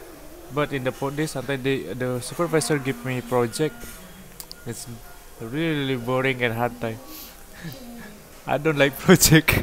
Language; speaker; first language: English; non-native, learner; Indonesian